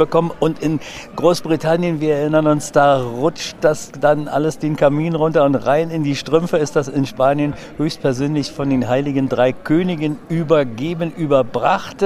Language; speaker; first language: German; native; German